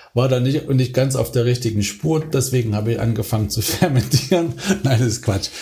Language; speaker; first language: German; native; German